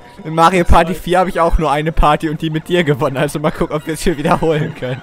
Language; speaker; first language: German; native; German